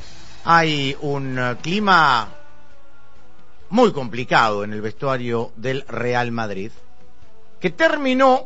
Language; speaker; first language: Spanish; native; Spanish